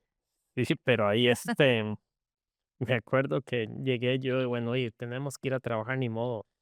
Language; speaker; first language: Spanish; native; Spanish